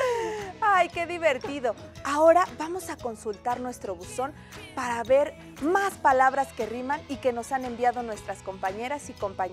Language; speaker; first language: Spanish; native; Spanish